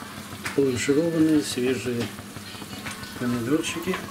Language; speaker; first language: Russian; native; Russian